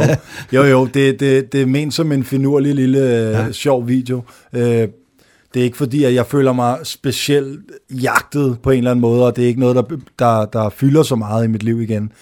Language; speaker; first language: Danish; native; Danish